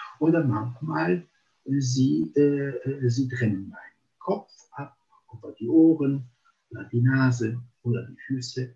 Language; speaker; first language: German; non-native, fluent; Italian